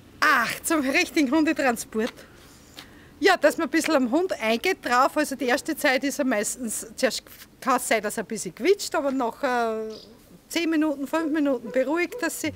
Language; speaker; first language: German; native; German